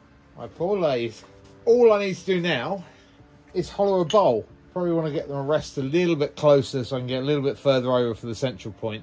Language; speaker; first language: English; native; English